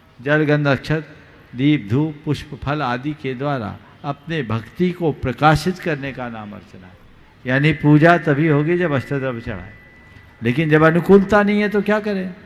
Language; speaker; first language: Hindi; native; Hindi